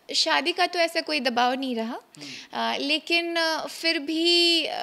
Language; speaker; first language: Hindi; native; Hindi